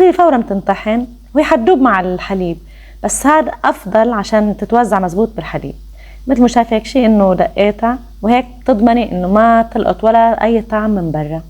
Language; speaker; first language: Arabic; native; Arabic